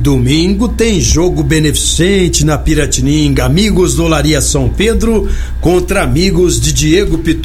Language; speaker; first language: Portuguese; native; Portuguese